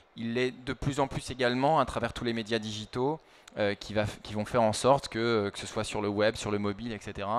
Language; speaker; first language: French; native; French